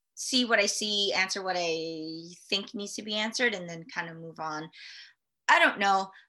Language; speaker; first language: English; early bilingual, other home language; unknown